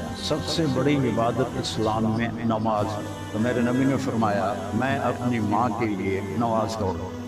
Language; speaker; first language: Urdu; non-native, local second language; Punjabi